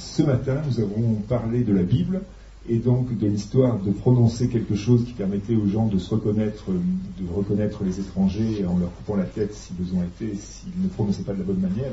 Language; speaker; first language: French; native; French